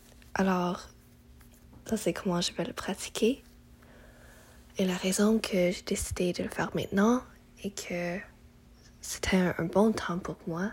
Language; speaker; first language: French; non-native, learner; English